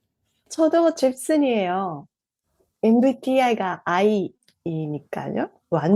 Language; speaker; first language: Korean; non-native, fluent; Japanese